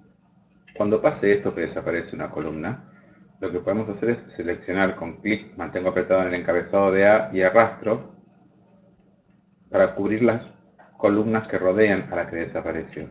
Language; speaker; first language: Spanish; native; Spanish